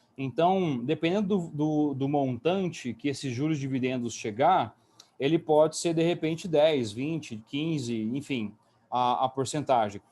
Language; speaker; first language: Portuguese; native; Portuguese